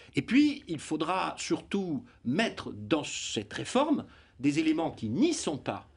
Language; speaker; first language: French; native; French